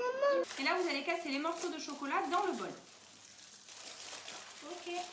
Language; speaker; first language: French; native; French